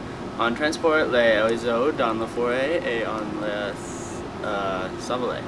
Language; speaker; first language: French; non-native, learner; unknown